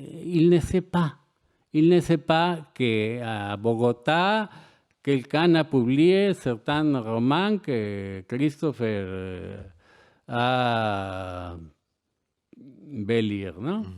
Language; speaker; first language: French; non-native, learner; Spanish